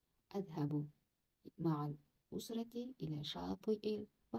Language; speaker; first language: Arabic; non-native, learner; Kazakh